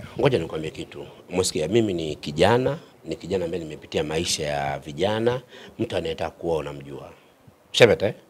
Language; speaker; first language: Swahili; native; Swahili